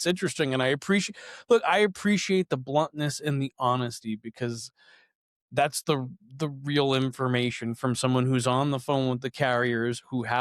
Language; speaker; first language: English; native; English